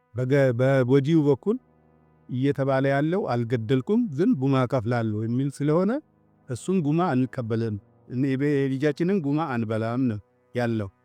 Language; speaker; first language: Amharic; non-native, local second language; Oromo